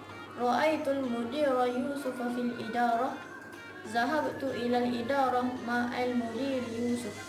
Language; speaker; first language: Arabic; non-native, learner; Malay